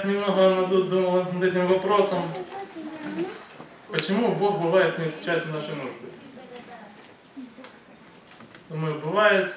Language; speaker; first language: Ukrainian; non-native, local second language; Russian